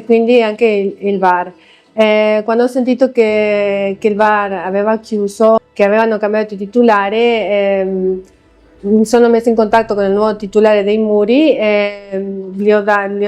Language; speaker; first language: Italian; non-native, fluent; Spanish